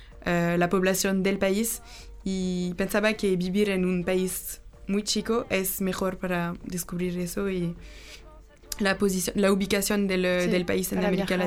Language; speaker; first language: Spanish; non-native, learner; French